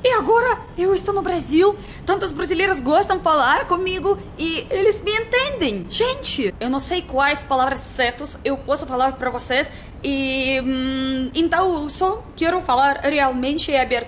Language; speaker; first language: Portuguese; non-native, learner; Russian